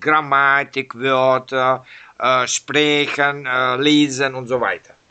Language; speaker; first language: German; non-native, learner; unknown